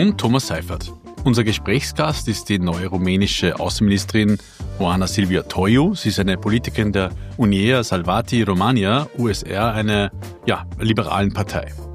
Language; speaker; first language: German; native; German